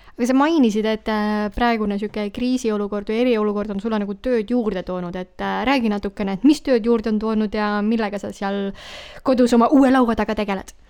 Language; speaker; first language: Estonian; native; Estonian